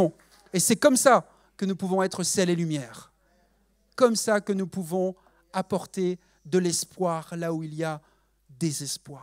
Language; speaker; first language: French; native; French